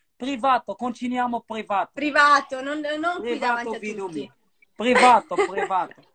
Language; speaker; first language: Italian; non-native, learner; Arabic